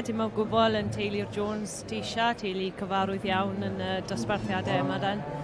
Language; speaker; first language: Welsh; native; Welsh